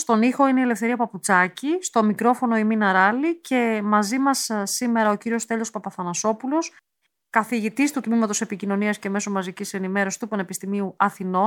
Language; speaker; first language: Greek; native; Greek